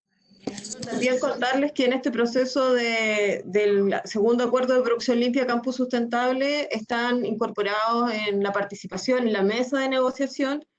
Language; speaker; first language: Spanish; native; Spanish